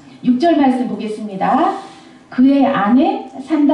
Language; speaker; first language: Korean; native; Korean